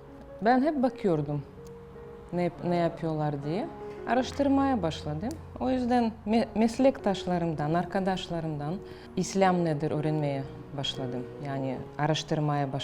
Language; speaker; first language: Turkish; non-native, fluent; Russian